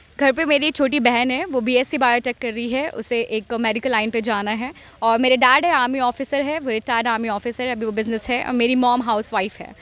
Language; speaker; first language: Hindi; native; Hindi